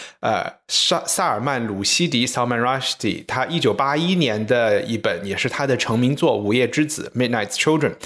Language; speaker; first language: Chinese; native; Chinese